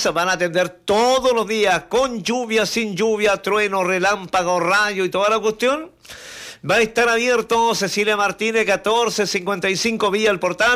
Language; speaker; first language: Spanish; native; Spanish